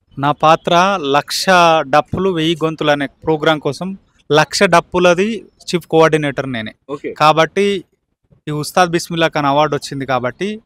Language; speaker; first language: Telugu; native; Telugu